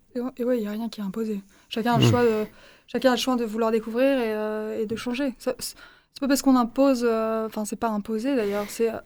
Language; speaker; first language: French; native; French